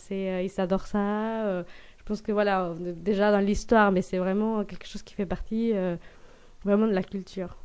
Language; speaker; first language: French; non-native, fluent; Spanish